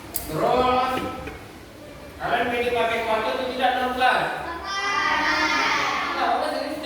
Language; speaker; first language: Indonesian; native; Indonesian